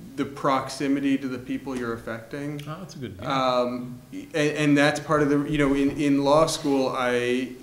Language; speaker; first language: English; native; English